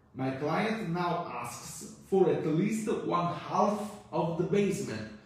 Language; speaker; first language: English; non-native, fluent; Italian